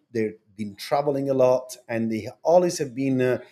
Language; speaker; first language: English; non-native, fluent; Italian